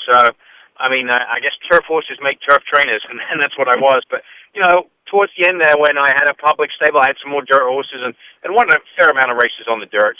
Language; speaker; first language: English; native; English